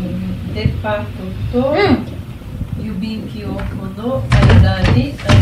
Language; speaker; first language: Japanese; non-native, learner; Portuguese